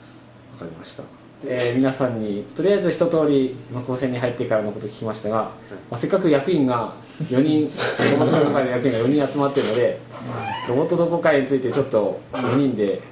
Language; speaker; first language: Japanese; native; Japanese